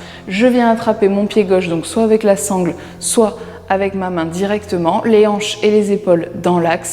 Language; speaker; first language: French; native; French